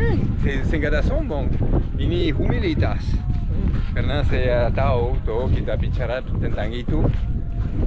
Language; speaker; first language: Indonesian; non-native, fluent; French